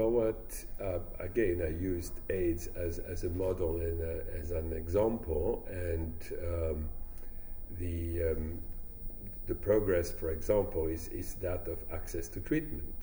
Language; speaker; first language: English; non-native, fluent; French